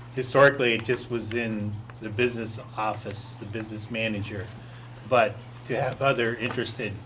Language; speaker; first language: English; native; English